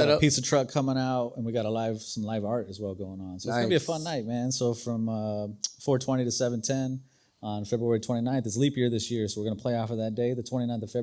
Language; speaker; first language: English; native; English